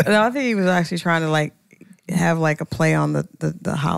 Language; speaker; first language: English; native; English